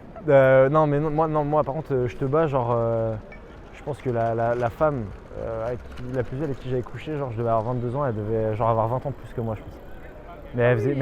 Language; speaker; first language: French; native; French